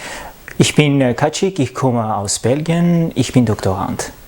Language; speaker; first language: German; non-native, learner; French